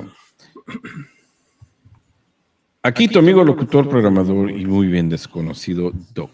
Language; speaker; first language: Spanish; early bilingual, heritage; Spanish